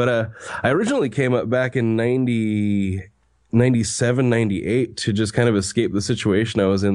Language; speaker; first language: English; native; English